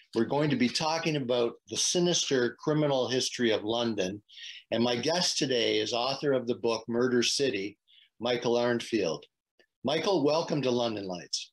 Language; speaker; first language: English; native; English